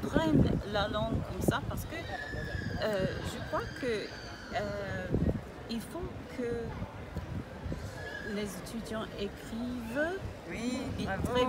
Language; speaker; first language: French; non-native, learner; English